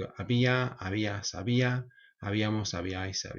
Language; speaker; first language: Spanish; non-native, fluent; English